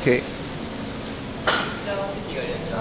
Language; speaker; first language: Japanese; native; Japanese